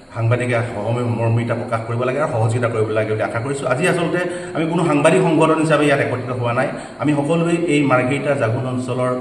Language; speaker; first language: Assamese; native; Assamese